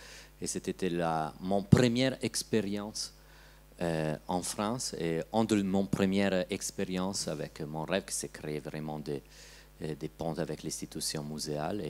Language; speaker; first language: French; non-native, learner; Italian